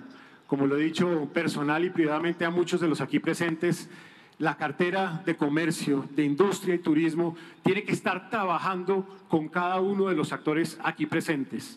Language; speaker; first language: Spanish; native; Spanish